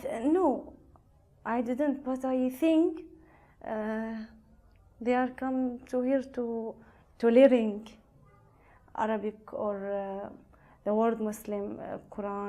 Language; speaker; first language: English; non-native, learner; Arabic